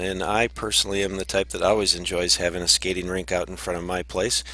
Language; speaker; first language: English; native; English